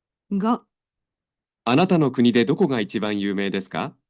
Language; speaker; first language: Japanese; non-native, learner; Indonesian